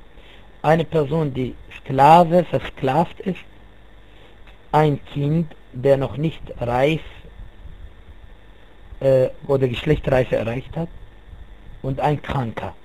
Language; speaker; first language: German; non-native, fluent; Arabic